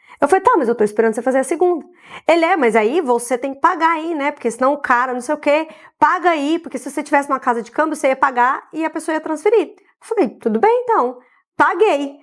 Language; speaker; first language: Portuguese; native; Portuguese